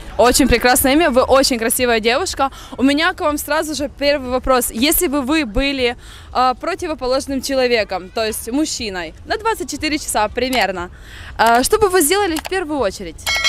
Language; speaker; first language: Russian; native; Russian